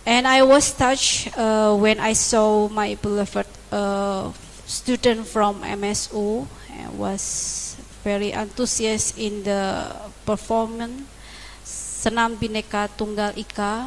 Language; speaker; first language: English; non-native, learner; Indonesian